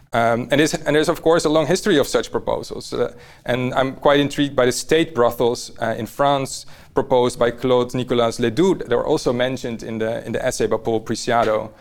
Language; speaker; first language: English; non-native, fluent; Dutch